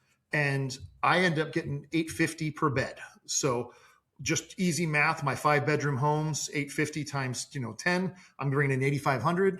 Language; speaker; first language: English; native; English